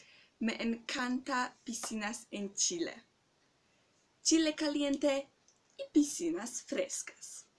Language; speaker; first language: Spanish; non-native, learner; Polish